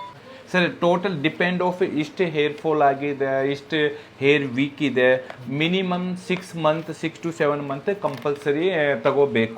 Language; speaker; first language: Kannada; non-native, local second language; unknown